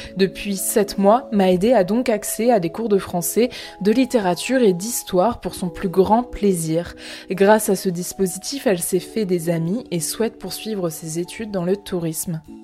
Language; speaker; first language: French; native; French